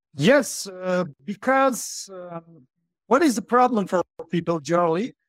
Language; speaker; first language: English; non-native, fluent; Turkish